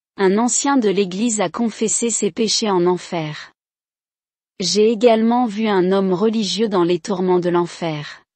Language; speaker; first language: French; non-native, local second language; Rundi